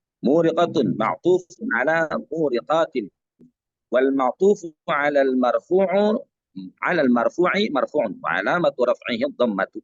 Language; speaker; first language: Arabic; non-native, learner; Indonesian